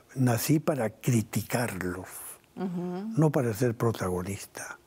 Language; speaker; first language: Spanish; native; Spanish